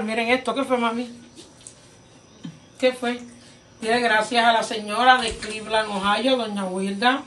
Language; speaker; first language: Spanish; native; Spanish